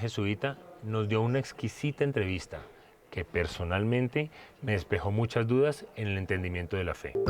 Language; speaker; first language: Spanish; native; Spanish